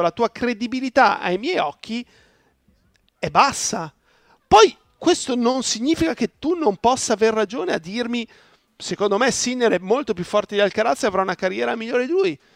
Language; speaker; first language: Italian; native; Italian